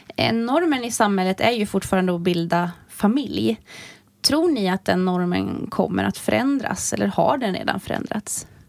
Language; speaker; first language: Swedish; native; Swedish